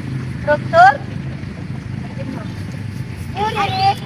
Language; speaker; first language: English; non-native, learner; Indonesian